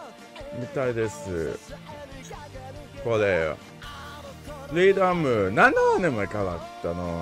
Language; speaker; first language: Japanese; non-native, learner; English